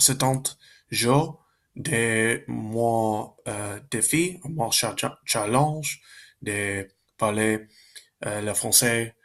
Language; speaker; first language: French; non-native, learner; Spanish